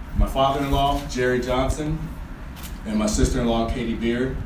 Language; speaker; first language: English; native; English